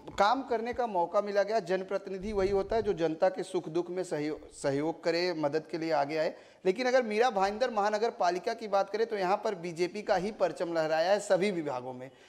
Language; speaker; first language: Hindi; native; Hindi